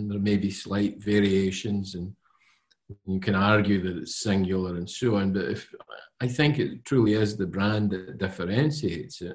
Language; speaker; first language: English; native; English